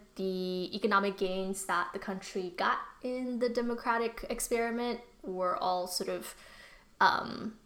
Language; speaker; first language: English; early bilingual, other home language; Burmese